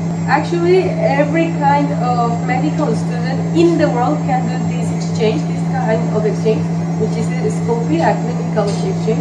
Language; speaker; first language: English; non-native, fluent; Spanish